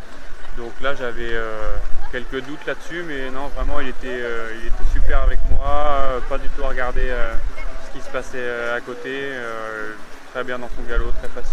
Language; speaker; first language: French; native; French